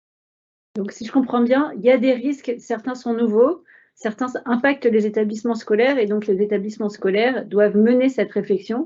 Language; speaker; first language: French; native; French